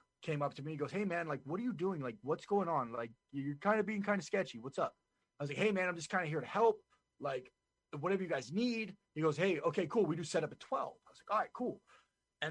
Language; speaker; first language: English; native; English